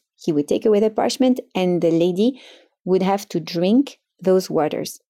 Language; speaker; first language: English; non-native, fluent; French